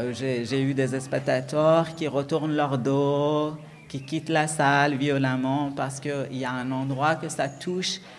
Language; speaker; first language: French; non-native, fluent; Persian